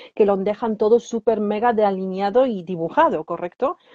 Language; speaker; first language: Spanish; non-native, fluent; Polish